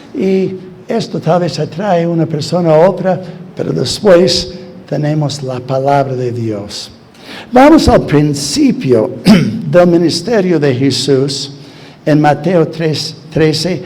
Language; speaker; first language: Spanish; non-native, fluent; English